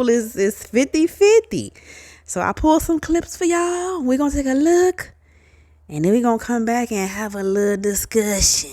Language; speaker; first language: English; native; English